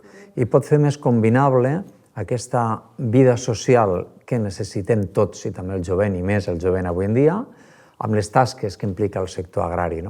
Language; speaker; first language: Catalan; native; Catalan